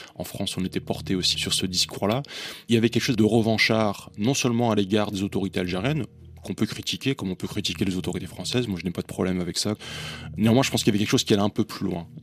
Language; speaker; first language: French; native; French